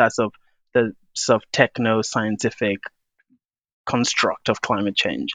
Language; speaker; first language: English; non-native, local second language; Yoruba